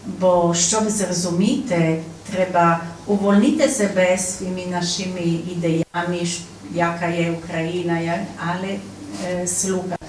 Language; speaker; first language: Ukrainian; non-native, learner; Polish